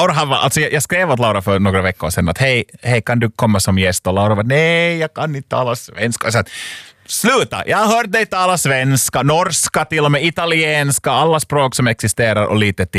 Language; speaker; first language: Swedish; native; Swedish